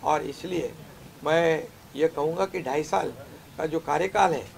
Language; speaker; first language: Hindi; non-native, local second language; Marathi